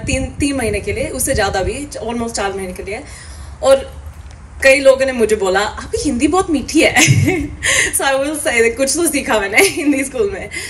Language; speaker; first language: Hindi; early bilingual, heritage; English